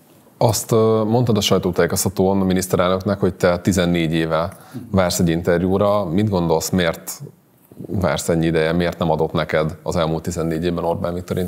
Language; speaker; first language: Hungarian; native; Hungarian